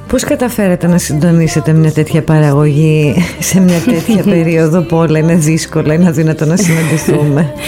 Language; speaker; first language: Greek; native; Greek